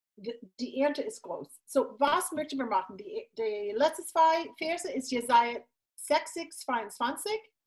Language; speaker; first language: German; non-native, fluent; English